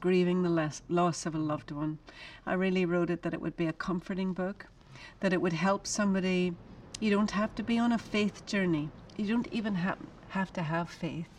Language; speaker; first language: English; native; English